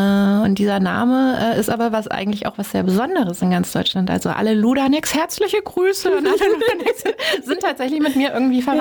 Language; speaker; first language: German; native; German